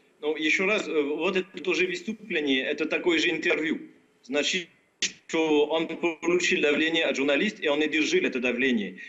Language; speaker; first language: Russian; non-native, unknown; French